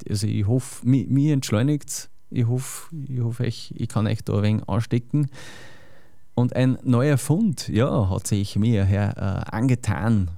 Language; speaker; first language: German; native; German